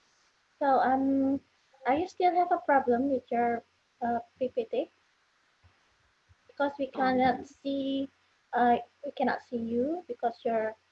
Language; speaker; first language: English; non-native, fluent; Indonesian